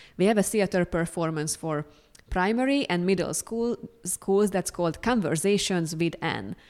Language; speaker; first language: English; non-native, fluent; Hungarian